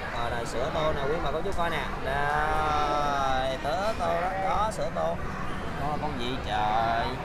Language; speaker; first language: Vietnamese; native; Vietnamese